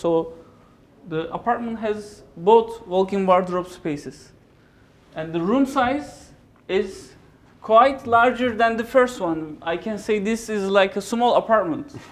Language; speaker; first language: English; non-native, fluent; Turkish